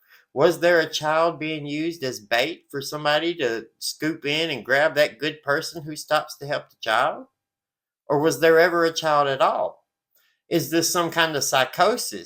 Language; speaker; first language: English; native; English